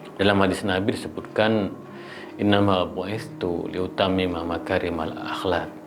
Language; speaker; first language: Indonesian; non-native, local second language; Madurese